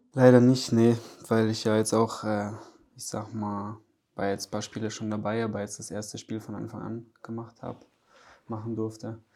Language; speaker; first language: German; early bilingual, other home language; Polish